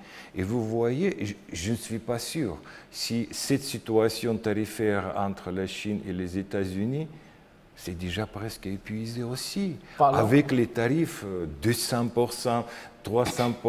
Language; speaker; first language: French; non-native, learner; Russian